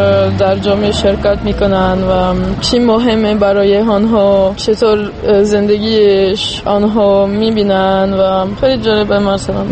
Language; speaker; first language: Persian; non-native, fluent; French